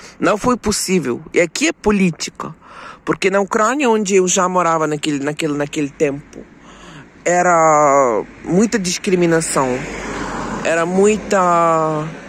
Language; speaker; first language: Portuguese; non-native, fluent; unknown